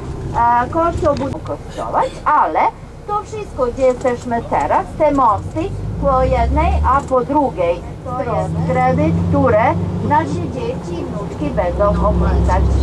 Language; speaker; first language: Polish; non-native, learner; Serbian